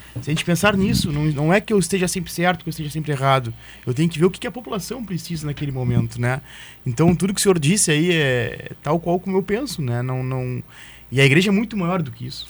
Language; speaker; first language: Portuguese; native; Portuguese